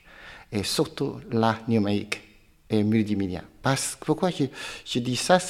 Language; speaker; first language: French; non-native, learner; Chinese